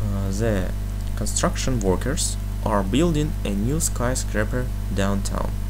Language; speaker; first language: English; non-native, fluent; Russian